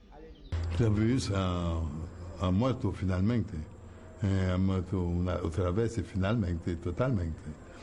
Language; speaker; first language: Spanish; non-native, fluent; Haitian Creole